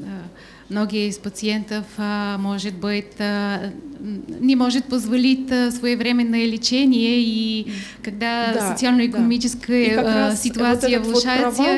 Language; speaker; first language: Russian; non-native, learner; Bulgarian